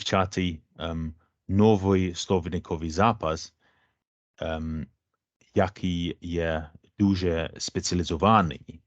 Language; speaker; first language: Ukrainian; non-native, fluent; English